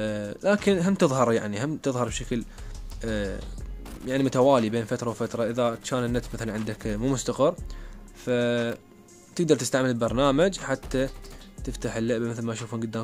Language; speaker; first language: Arabic; native; Arabic